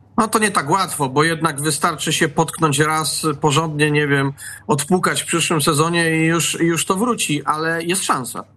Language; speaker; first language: Polish; native; Polish